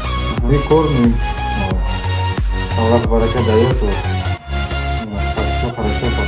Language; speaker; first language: Russian; non-native, learner; Tajik